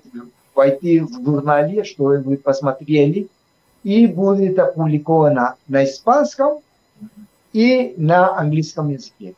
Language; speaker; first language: Russian; non-native, fluent; Spanish